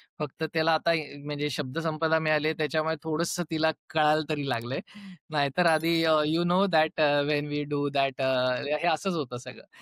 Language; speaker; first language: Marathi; native; Marathi